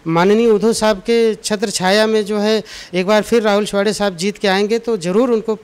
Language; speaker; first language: Hindi; native; Hindi